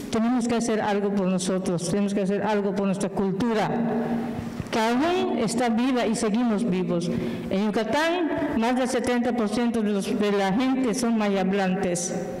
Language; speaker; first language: Spanish; non-native, local second language; Yucateco